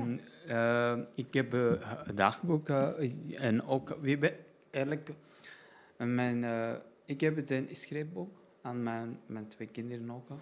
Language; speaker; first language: Dutch; non-native, learner; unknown